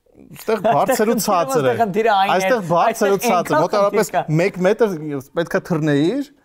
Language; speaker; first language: Armenian; native; Armenian